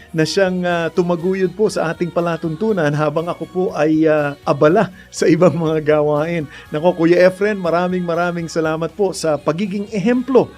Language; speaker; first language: Filipino; native; Filipino